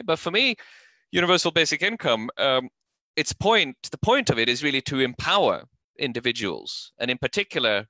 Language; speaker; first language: English; non-native, fluent; Norwegian